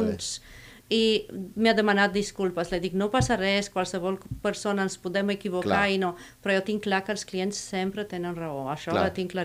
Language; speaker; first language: Catalan; non-native, fluent; Romanian